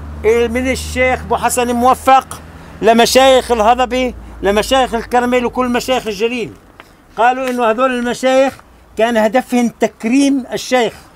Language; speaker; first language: Arabic; native; Arabic